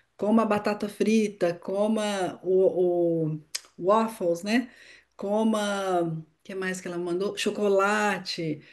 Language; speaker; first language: Portuguese; native; Portuguese